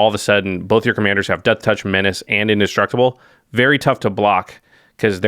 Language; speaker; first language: English; native; English